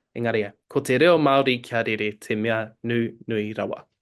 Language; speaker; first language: Māori; non-native, local second language; English